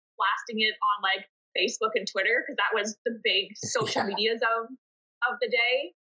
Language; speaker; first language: English; native; English